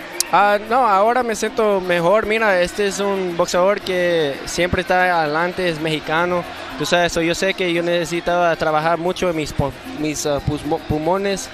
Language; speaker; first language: Spanish; early bilingual, heritage; English